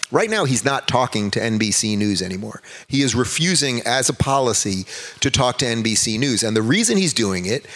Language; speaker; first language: English; native; English